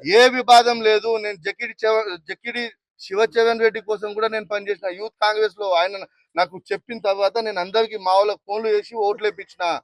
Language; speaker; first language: Telugu; non-native, local second language; Lambadi